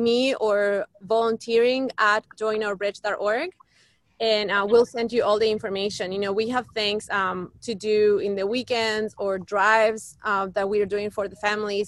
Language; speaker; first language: English; non-native, fluent; Spanish